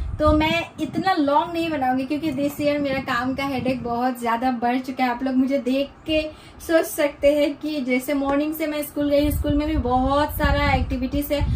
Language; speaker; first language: Hindi; non-native, local second language; Bangla